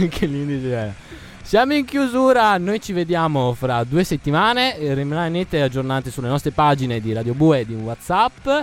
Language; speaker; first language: Italian; native; Italian